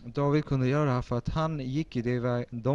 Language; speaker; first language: Swedish; early bilingual, other home language; Spanish